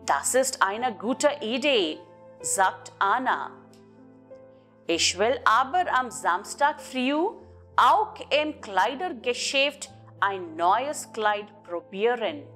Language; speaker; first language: German; non-native, fluent; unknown